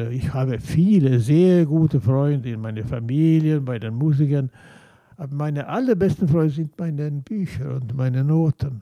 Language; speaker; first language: German; non-native, fluent; Swedish